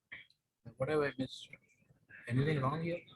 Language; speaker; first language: English; non-native, local second language; Hindi